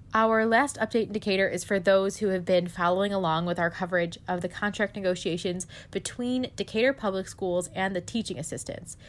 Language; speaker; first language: English; native; English